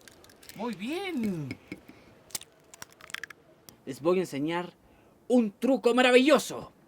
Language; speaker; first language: Spanish; native; Spanish